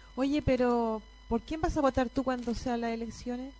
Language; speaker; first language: Spanish; native; Spanish